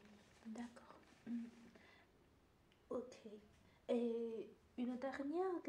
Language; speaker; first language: French; non-native, learner; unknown